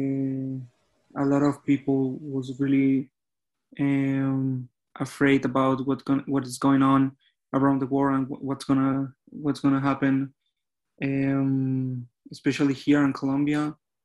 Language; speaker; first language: English; non-native, fluent; Spanish